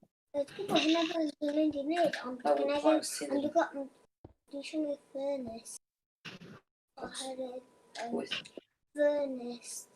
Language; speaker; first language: Welsh; non-native, local second language; English